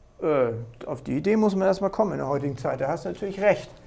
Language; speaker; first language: German; native; German